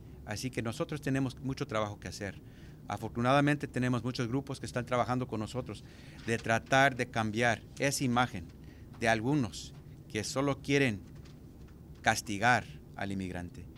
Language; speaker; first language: Spanish; early bilingual, heritage; Spanish